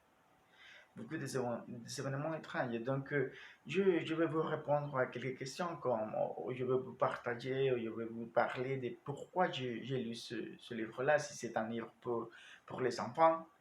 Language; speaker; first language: French; non-native, learner; Spanish